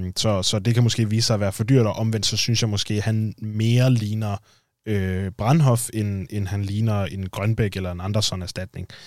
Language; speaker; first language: Danish; native; Danish